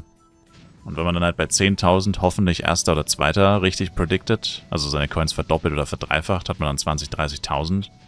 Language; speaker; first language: German; native; German